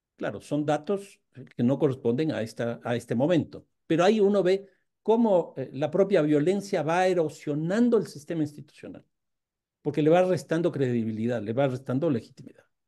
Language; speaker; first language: Spanish; native; Spanish